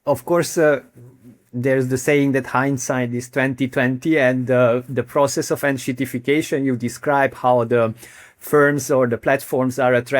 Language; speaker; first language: English; non-native, fluent; Hungarian